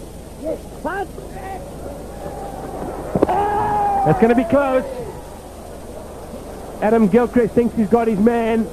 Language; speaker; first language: English; native; English